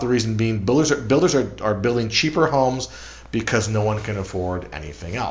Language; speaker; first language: English; native; English